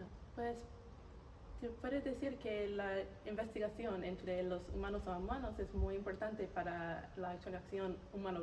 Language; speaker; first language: Spanish; non-native, learner; English